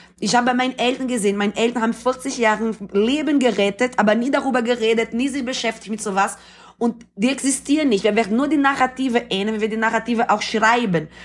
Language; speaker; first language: German; non-native, fluent; Portuguese